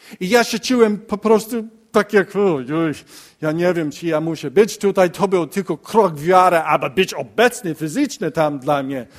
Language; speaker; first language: Polish; non-native, learner; English